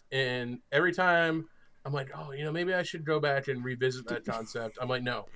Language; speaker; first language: English; native; English